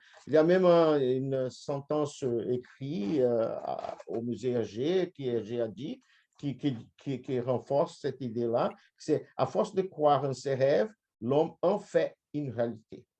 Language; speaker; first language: French; non-native, fluent; Portuguese